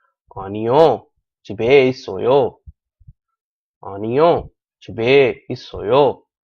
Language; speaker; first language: Korean; non-native, learner; Urdu